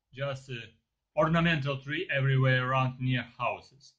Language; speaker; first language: English; non-native, learner; Ukrainian